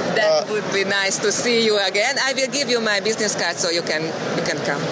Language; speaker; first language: English; non-native, learner; Hungarian